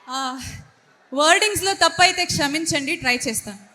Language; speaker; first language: Telugu; non-native, local second language; Kannada